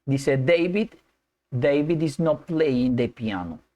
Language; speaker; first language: English; non-native, fluent; Spanish